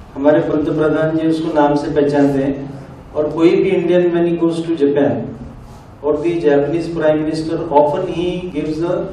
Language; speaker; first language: Hindi; non-native, local second language; Marathi